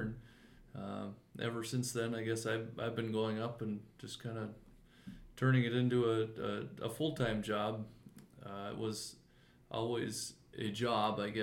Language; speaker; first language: English; native; English